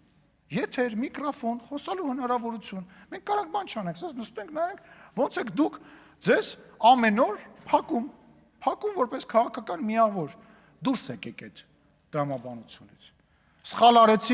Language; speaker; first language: Armenian; native; Armenian